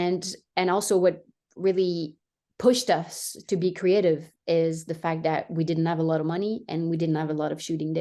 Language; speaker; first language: English; non-native, fluent; French